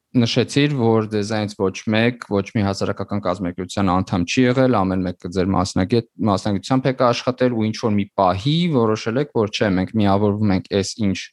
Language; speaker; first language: Armenian; native; Armenian